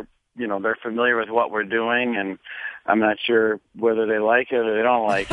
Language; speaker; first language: English; native; English